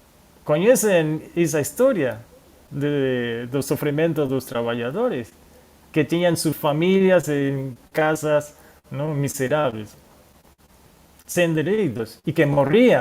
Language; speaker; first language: Portuguese; non-native, fluent; Spanish